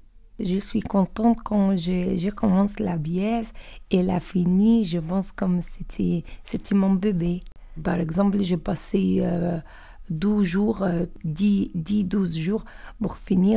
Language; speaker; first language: French; non-native, learner; Arabic